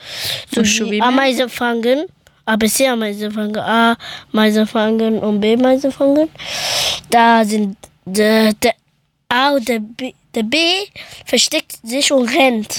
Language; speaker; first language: German; early bilingual, other home language; Persian